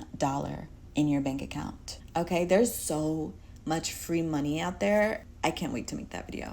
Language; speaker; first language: English; native; English